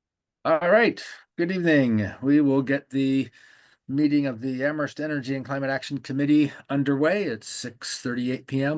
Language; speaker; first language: English; native; English